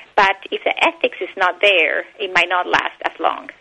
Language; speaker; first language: English; non-native, fluent; Spanish